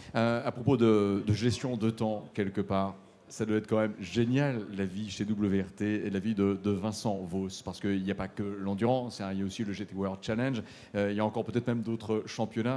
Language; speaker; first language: French; native; French